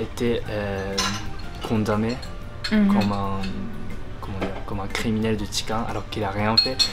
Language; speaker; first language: French; non-native, fluent; Japanese